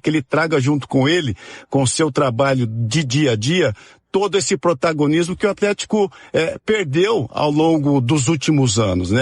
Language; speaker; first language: Portuguese; native; Portuguese